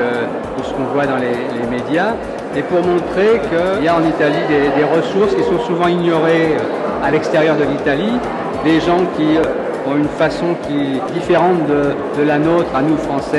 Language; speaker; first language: French; native; French